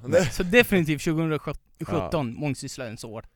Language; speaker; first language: Swedish; non-native, fluent; Persian